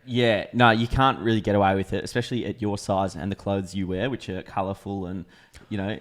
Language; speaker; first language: English; native; English